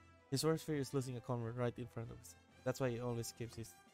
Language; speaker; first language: English; non-native, local second language; Filipino